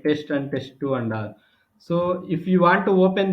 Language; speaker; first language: English; non-native, local second language; Telugu